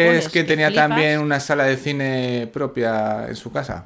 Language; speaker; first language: Spanish; native; Spanish